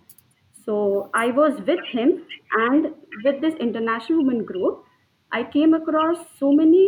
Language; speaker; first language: English; non-native, local second language; Marathi